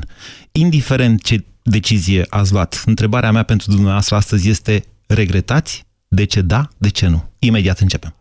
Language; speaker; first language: Romanian; native; Romanian